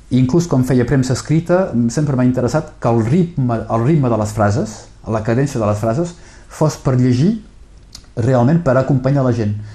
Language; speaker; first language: Catalan; non-native, local second language; French